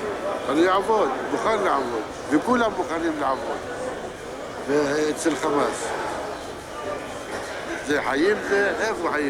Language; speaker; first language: Hebrew; non-native, local second language; Arabic